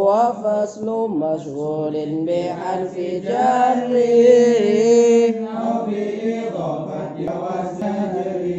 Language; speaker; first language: Arabic; non-native, fluent; Indonesian